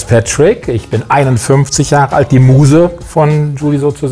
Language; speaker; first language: German; native; German